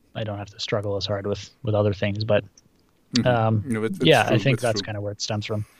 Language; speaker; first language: English; early bilingual, other home language; Russian